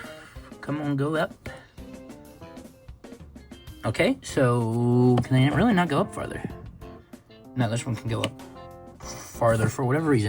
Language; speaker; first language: English; native; English